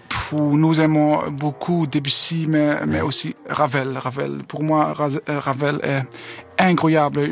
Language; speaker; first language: French; non-native, learner; Dutch